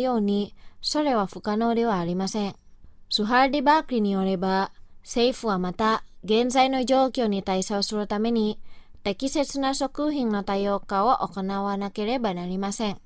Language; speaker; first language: Japanese; non-native, fluent; Indonesian